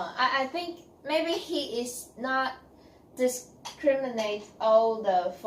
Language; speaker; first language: English; non-native, learner; Chinese